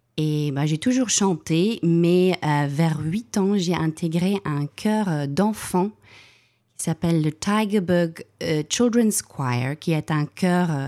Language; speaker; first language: French; non-native, fluent; English